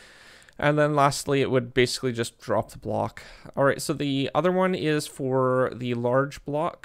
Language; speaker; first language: English; native; English